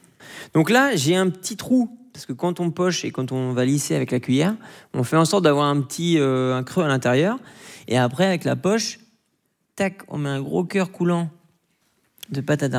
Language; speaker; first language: French; native; French